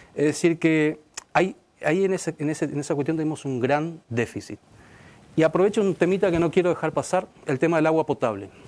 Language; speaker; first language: Spanish; native; Spanish